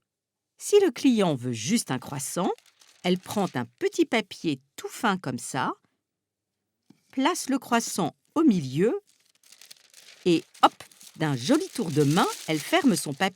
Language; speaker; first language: French; native; French